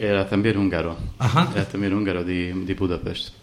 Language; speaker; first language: Spanish; non-native, learner; Hungarian